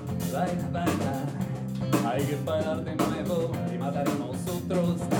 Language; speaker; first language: Italian; native; Italian